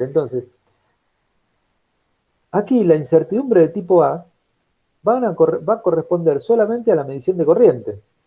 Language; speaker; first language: Spanish; native; Spanish